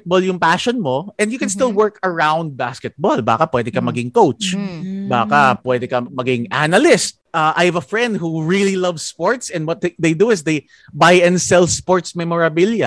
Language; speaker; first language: English; non-native, local second language; Filipino